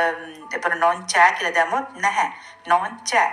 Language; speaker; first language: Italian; non-native, fluent; Sinhala